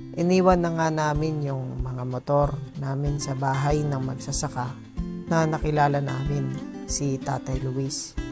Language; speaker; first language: Filipino; native; Filipino